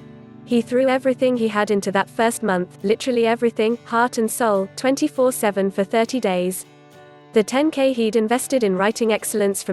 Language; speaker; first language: English; native; English